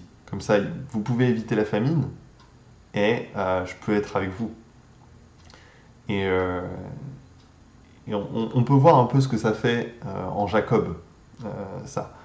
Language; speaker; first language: French; native; French